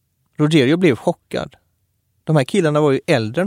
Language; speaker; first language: Swedish; native; Swedish